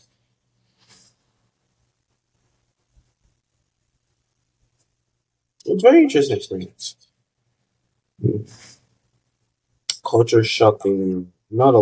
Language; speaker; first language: English; non-native, local second language; Yoruba